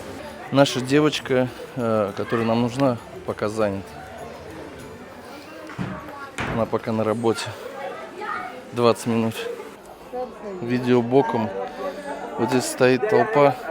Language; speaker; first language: Russian; native; Russian